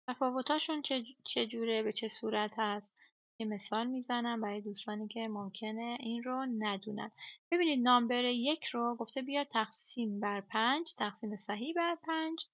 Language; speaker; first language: Persian; native; Persian